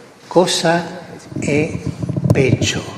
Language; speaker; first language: Italian; non-native, fluent; Spanish